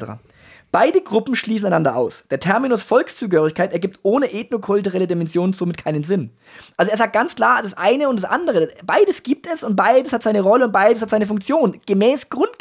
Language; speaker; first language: German; native; German